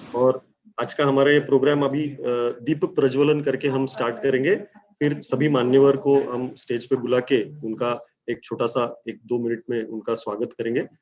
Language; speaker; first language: Hindi; non-native, local second language; Marathi